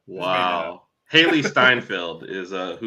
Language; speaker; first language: English; native; English